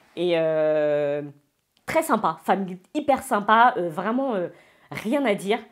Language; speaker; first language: French; native; French